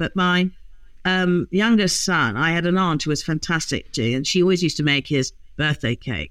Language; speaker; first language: English; native; English